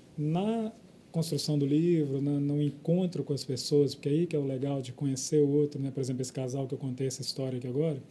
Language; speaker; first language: Portuguese; native; Portuguese